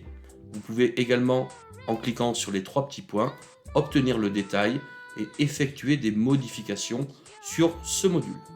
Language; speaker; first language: French; native; French